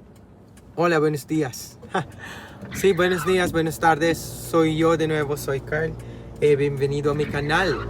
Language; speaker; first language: Spanish; non-native, learner; Filipino